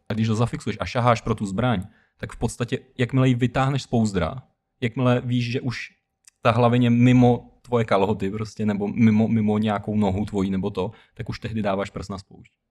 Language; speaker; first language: Czech; early bilingual, other home language; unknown